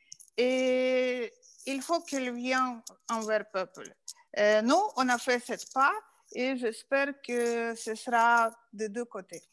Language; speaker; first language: French; non-native, fluent; Ukrainian